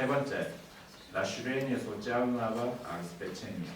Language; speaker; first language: Russian; non-native, learner; Korean